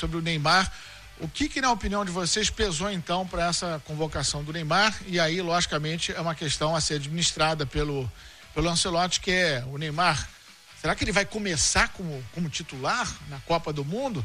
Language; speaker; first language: Portuguese; native; Portuguese